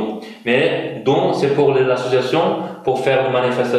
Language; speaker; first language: French; non-native, fluent; Uyghur